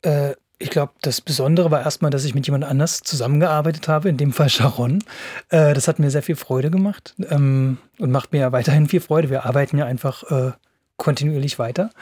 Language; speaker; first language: German; native; German